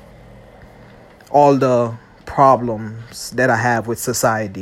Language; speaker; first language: English; native; English